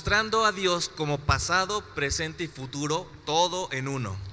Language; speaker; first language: Spanish; native; Spanish